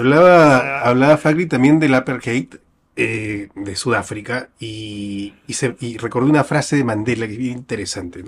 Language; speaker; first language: Spanish; native; Spanish